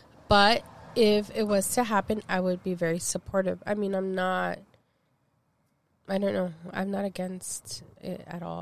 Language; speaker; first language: English; early bilingual, other home language; Spanish